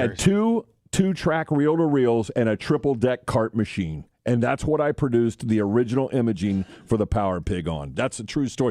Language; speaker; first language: English; native; English